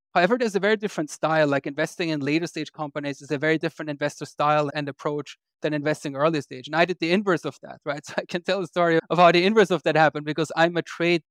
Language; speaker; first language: English; non-native, fluent; German